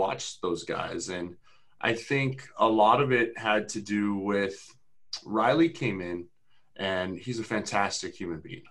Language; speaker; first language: English; native; English